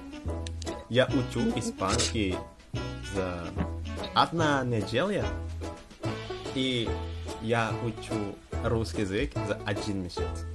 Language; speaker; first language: Russian; non-native, learner; Indonesian